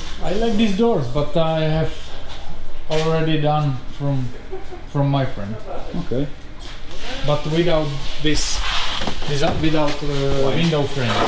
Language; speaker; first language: English; non-native, learner; Czech